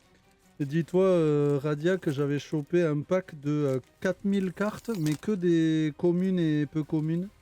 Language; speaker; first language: French; native; French